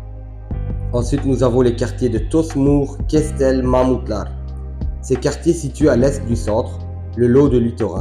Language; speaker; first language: French; non-native, fluent; Turkish